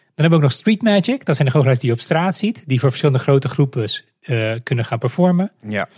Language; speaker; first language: Dutch; non-native, fluent; Romanian